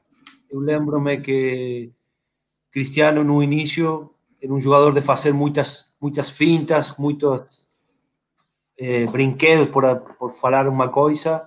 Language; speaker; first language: Portuguese; non-native, fluent; Spanish